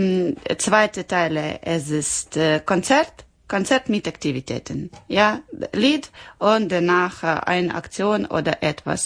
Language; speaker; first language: German; non-native, learner; Ukrainian